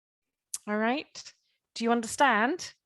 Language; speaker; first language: English; native; English